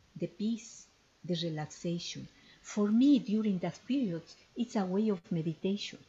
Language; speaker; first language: English; non-native, fluent; Spanish